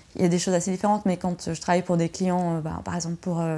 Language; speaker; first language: French; native; French